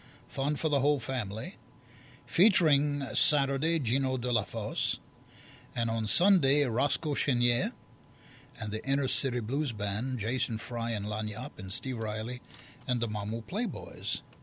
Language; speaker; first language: English; early bilingual, other home language; French